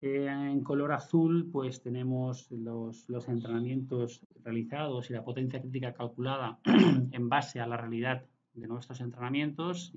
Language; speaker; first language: Spanish; native; Spanish